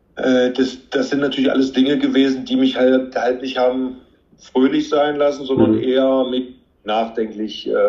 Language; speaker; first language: German; native; German